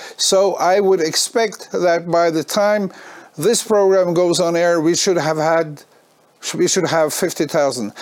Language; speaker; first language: English; non-native, fluent; Norwegian